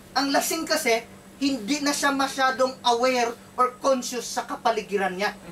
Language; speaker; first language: Filipino; non-native, local second language; Cebuano